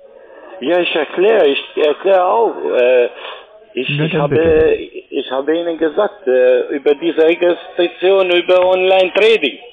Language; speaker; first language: German; non-native, learner; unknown